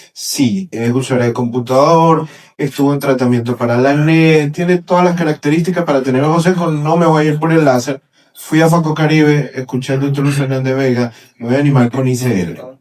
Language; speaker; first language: Spanish; native; Spanish